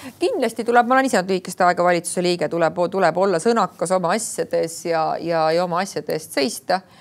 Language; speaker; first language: Estonian; native; Estonian